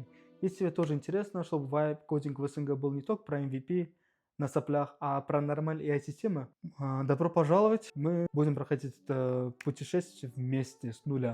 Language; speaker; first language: Russian; native; Russian